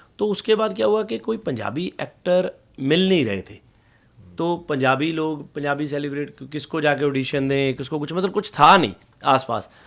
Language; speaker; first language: Hindi; non-native, local second language; Punjabi